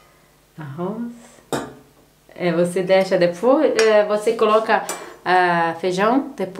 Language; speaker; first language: Portuguese; non-native, learner; Croatian